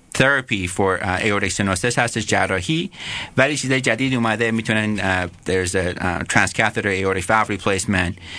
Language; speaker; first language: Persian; early bilingual, heritage; Persian